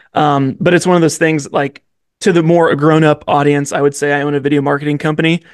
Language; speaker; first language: English; native; English